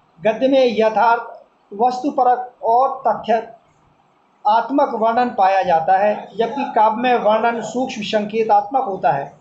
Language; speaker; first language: Hindi; native; Hindi